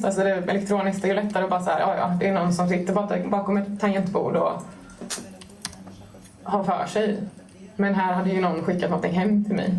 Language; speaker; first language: Swedish; native; Swedish